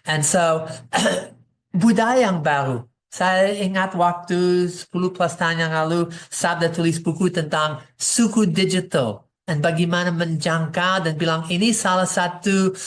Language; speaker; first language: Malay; non-native, fluent; English